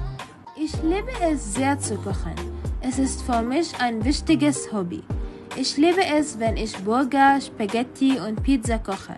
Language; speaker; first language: German; non-native, learner; Arabic